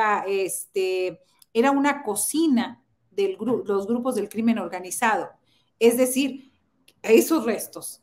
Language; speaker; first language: Spanish; native; Spanish